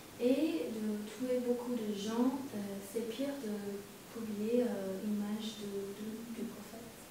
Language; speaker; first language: French; non-native, fluent; English